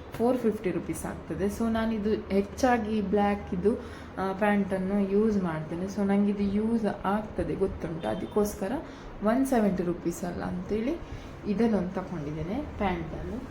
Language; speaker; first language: Kannada; non-native, local second language; Tulu